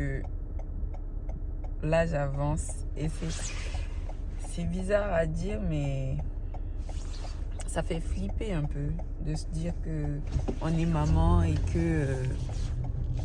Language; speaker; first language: French; native; French